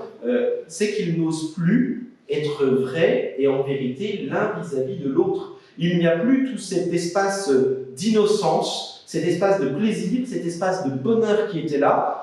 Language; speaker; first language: French; native; French